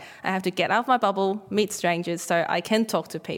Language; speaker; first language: English; non-native, local second language; Cantonese